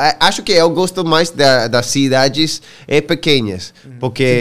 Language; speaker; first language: Portuguese; non-native, learner; English